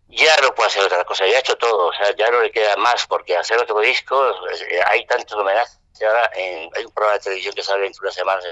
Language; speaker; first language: Spanish; non-native, fluent; French